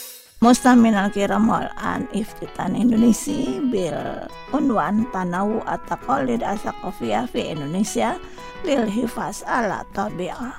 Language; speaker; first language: Arabic; non-native, fluent; Indonesian